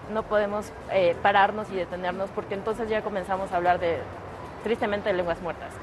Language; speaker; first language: Spanish; non-native, local second language; Yucateco